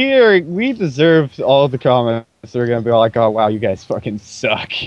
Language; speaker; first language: English; native; English